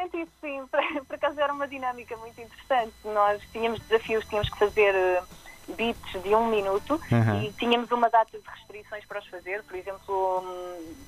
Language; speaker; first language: Portuguese; native; Portuguese